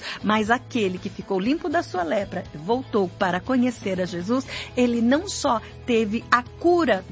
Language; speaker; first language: Portuguese; native; Portuguese